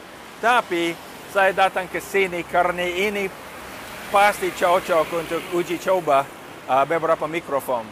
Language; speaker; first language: Indonesian; non-native, fluent; English